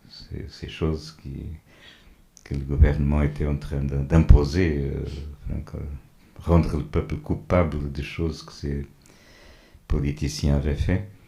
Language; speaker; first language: French; non-native, fluent; Portuguese